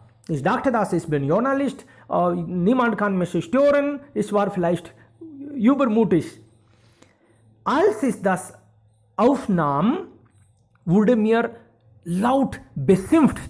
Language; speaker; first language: German; non-native, fluent; Hindi